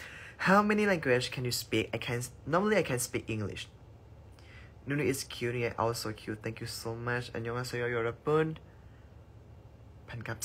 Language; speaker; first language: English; non-native, learner; Thai